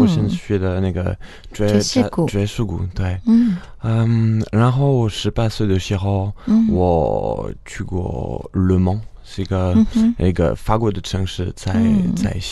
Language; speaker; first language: Chinese; non-native, fluent; French